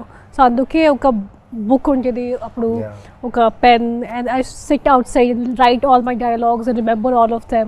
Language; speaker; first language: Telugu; non-native, learner; Hindi